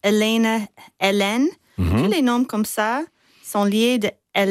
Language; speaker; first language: French; non-native, fluent; English